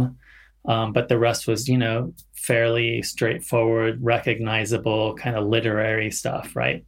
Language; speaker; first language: English; native; English